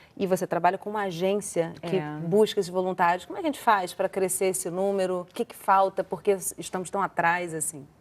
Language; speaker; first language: Portuguese; native; Portuguese